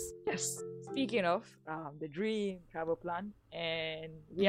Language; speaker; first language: English; non-native, fluent; Japanese